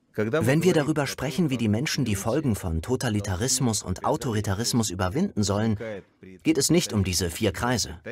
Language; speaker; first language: German; non-native, fluent; Russian